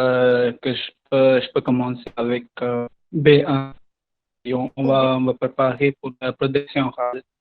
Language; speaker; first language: French; non-native, learner; English